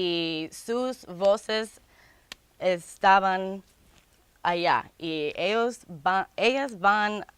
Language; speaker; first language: Spanish; non-native, fluent; English